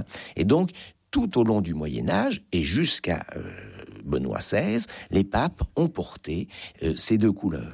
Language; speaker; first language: French; native; French